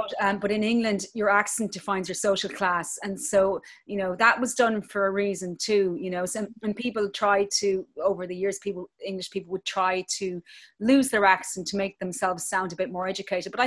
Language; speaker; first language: English; native; English